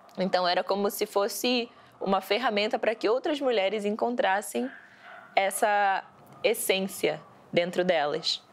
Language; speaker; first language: Portuguese; early bilingual, heritage; Portuguese